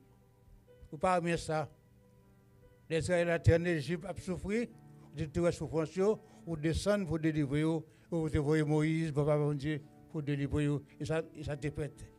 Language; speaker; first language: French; non-native, local second language; Haitian Creole